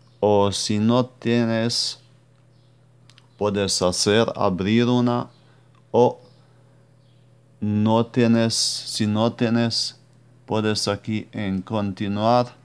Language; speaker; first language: Spanish; non-native, fluent; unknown